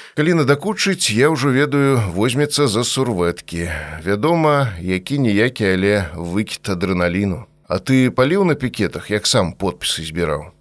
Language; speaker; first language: Belarusian; native; Belarusian